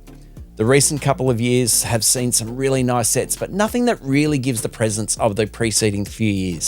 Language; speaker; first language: English; native; English